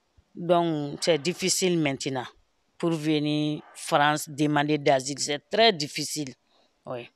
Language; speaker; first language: French; non-native, learner; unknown